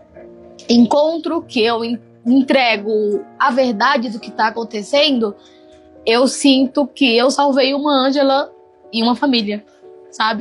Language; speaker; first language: Portuguese; native; Portuguese